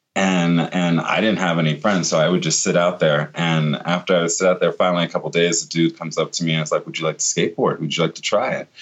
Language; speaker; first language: English; native; English